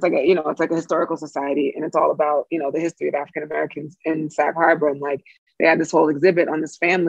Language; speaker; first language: English; native; English